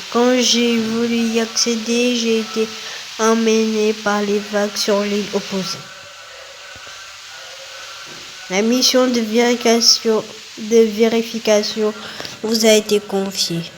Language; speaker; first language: French; native; French